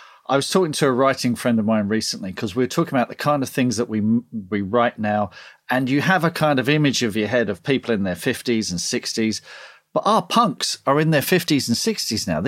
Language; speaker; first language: English; native; English